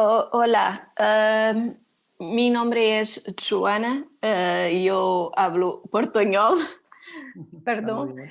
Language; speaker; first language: Spanish; non-native, learner; Portuguese